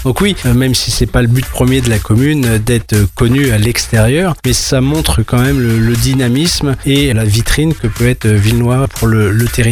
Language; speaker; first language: French; native; French